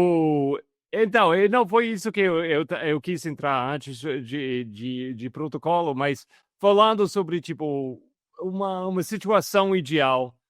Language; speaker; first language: Portuguese; non-native, fluent; English